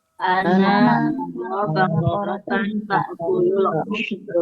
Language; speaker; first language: Arabic; non-native, learner; Indonesian